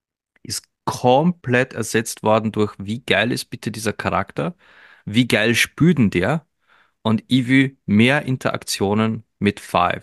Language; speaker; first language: German; native; German